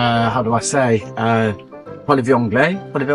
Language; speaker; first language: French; non-native, learner; English